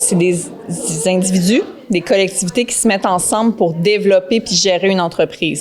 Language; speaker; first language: French; native; French